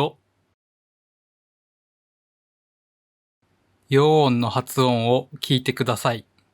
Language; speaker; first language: Japanese; native; Japanese